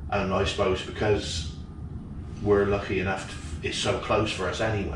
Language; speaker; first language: English; native; English